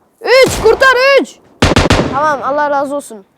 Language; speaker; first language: Turkish; native; Turkish